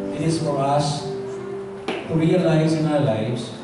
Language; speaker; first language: English; non-native, local second language; Filipino